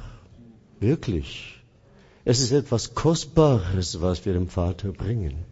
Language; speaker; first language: German; non-native, fluent; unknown